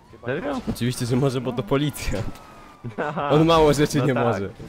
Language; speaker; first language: Polish; native; Polish